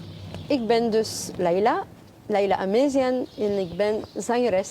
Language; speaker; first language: Dutch; non-native, local second language; French